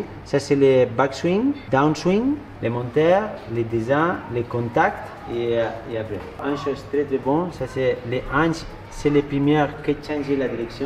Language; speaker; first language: French; non-native, learner; Spanish